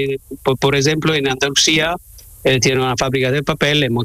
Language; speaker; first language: Spanish; non-native, learner; Italian